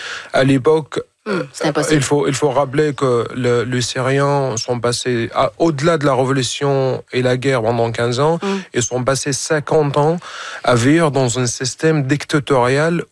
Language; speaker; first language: French; non-native, fluent; Arabic